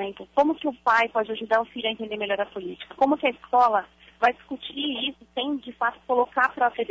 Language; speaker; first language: Portuguese; native; Portuguese